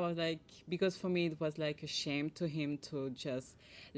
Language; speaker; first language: English; non-native, fluent; French